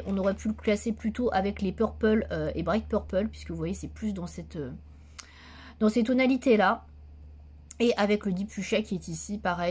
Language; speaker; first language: French; native; French